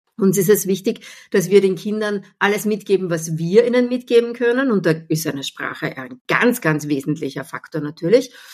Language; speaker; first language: German; native; German